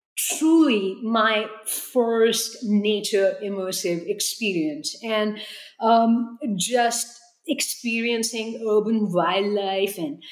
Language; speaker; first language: English; non-native, local second language; Hindi